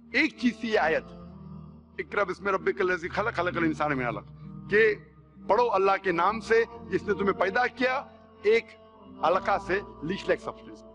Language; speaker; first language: Hindi; non-native, local second language; Konkani